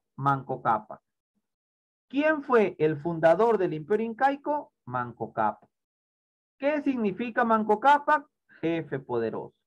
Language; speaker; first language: Spanish; native; Spanish